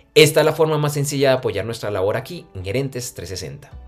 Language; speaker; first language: Spanish; native; Spanish